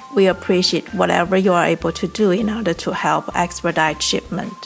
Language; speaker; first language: English; non-native, fluent; Chinese